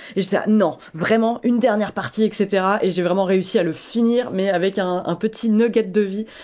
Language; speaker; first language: French; native; French